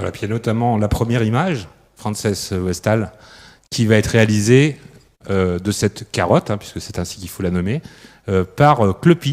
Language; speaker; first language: French; native; French